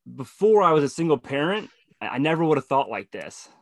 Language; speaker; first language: English; native; English